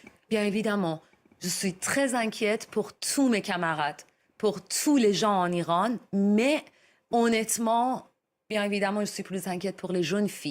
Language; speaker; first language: French; non-native, learner; Persian